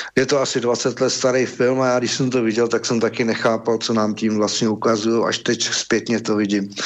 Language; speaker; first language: Czech; native; Czech